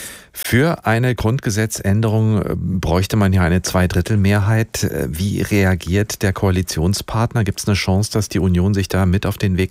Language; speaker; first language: German; native; German